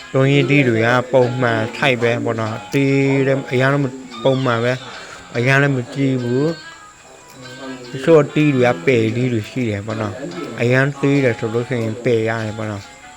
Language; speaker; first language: Burmese; non-native, local second language; S'gaw Karen